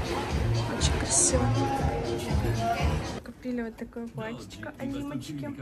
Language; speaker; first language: Russian; native; Russian